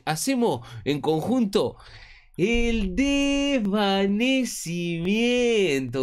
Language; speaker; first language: Spanish; native; Spanish